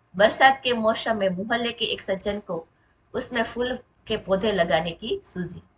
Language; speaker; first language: Hindi; non-native, local second language; Gujarati